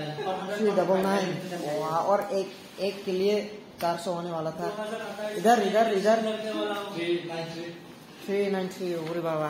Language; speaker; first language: Hindi; non-native, local second language; Kok Borok